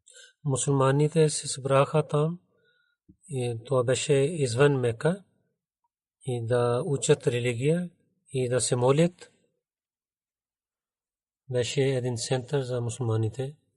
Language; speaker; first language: Bulgarian; non-native, learner; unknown